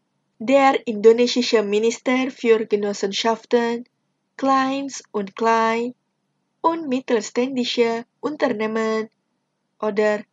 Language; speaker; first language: German; non-native, fluent; Indonesian